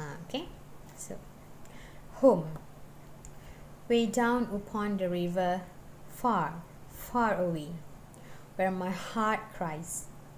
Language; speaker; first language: English; non-native, local second language; Malay